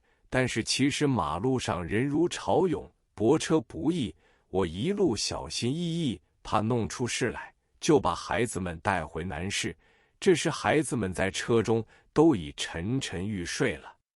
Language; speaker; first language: Chinese; native; Chinese